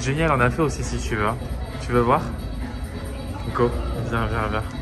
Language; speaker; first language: French; native; French